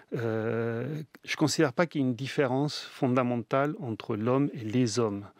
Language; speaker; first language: French; early bilingual, other home language; Spanish